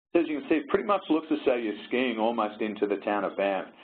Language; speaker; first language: English; native; English